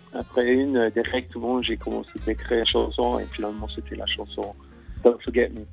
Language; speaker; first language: French; non-native, fluent; English